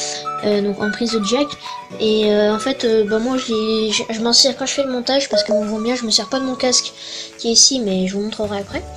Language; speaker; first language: French; native; French